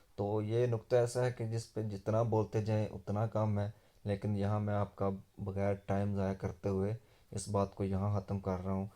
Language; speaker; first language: Urdu; non-native, local second language; Punjabi